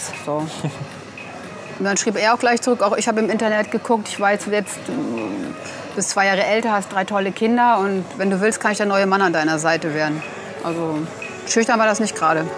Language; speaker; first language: German; native; German